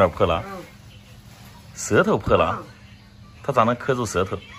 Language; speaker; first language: Chinese; native; Chinese